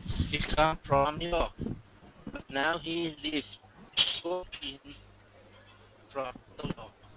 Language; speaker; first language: English; non-native, learner; Vietnamese